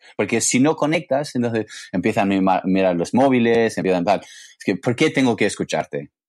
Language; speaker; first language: Spanish; non-native, fluent; English